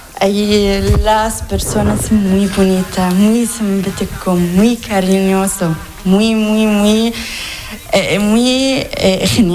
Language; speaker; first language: Spanish; non-native, learner; Arabic